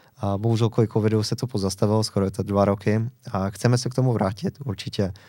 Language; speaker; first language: Czech; non-native, fluent; English